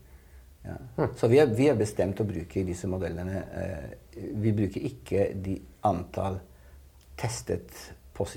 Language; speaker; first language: Norwegian; non-native, fluent; Italian